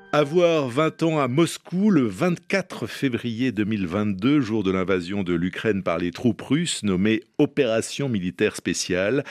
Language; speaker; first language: French; native; French